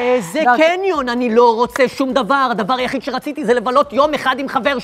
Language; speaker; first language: Hebrew; native; Hebrew